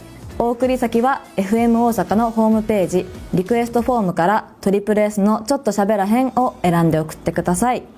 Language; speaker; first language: Japanese; native; Japanese